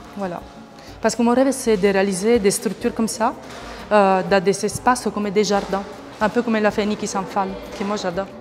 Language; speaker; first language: French; non-native, fluent; Italian